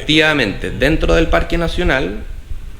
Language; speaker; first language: Spanish; native; Spanish